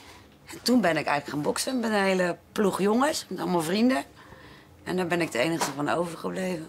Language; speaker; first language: Dutch; native; Dutch